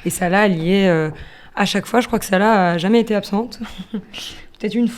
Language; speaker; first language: French; native; French